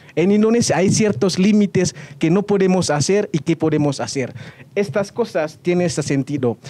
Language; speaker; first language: Spanish; non-native, fluent; Indonesian